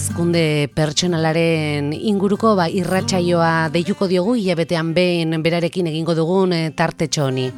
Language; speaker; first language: Basque; native; Basque